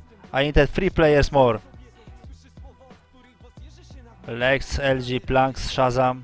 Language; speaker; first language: English; non-native, learner; Polish